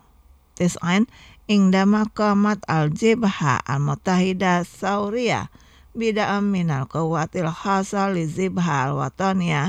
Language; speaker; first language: Arabic; non-native, fluent; Indonesian